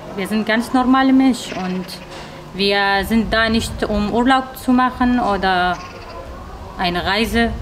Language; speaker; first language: German; non-native, learner; Arabic